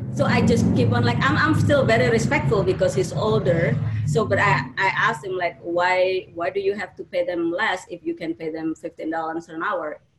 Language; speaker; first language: English; non-native, fluent; Indonesian